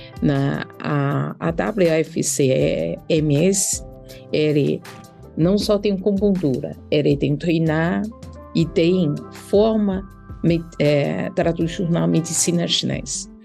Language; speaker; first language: Portuguese; non-native, learner; Chinese